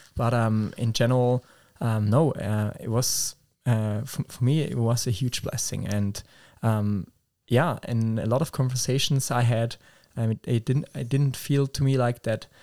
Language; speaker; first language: English; non-native, fluent; Swiss German